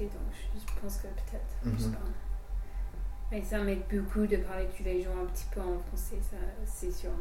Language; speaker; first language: French; non-native, fluent; English